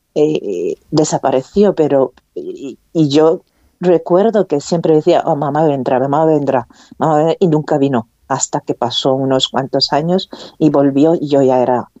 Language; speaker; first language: Spanish; non-native, fluent; Korean